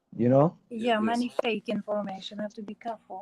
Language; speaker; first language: English; non-native, learner; Ukrainian